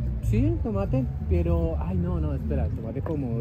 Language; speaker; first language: Spanish; native; Spanish